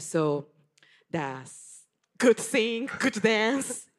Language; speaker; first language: English; non-native, learner; Japanese